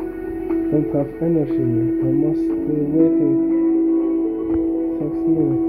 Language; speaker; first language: English; non-native, learner; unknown